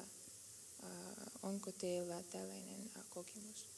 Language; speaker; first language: Finnish; non-native, fluent; Russian